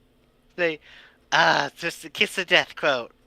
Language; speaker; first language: English; native; English